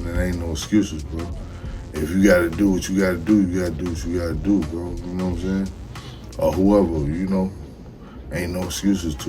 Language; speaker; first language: English; native; English